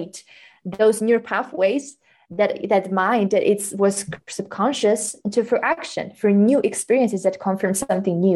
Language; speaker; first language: English; non-native, fluent; Slovak